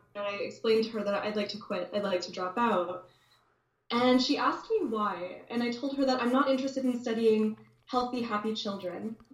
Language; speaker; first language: English; native; English